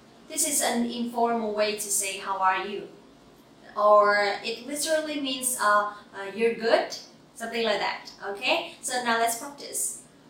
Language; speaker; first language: English; non-native, fluent; Vietnamese